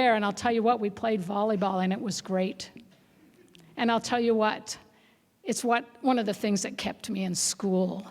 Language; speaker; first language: English; native; English